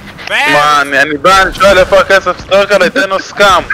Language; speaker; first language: Hebrew; native; Hebrew